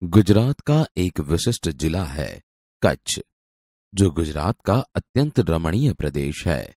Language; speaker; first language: Hindi; non-native, local second language; Gujarati